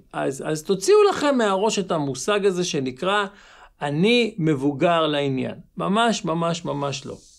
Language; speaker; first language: Hebrew; native; Hebrew